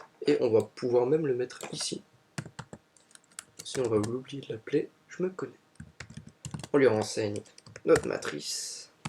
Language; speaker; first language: French; native; French